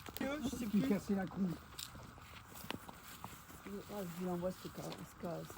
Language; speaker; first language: French; native; French